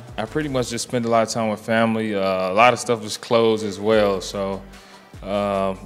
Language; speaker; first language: English; native; English